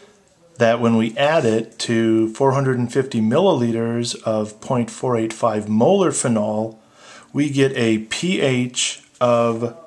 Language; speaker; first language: English; native; English